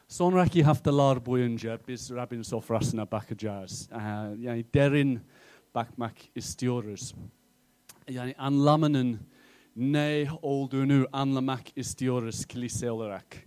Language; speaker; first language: Turkish; non-native, fluent; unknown